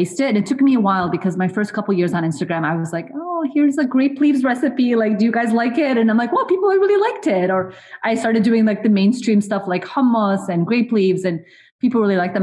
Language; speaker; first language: English; early bilingual, other home language; Arabic